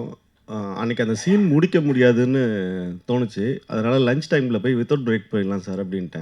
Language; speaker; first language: Tamil; native; Tamil